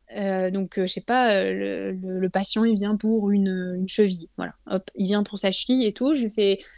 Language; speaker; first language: French; native; French